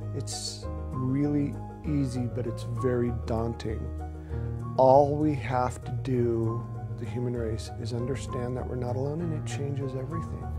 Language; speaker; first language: English; native; English